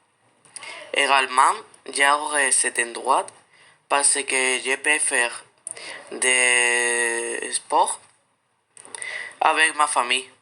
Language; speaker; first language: French; non-native, learner; Spanish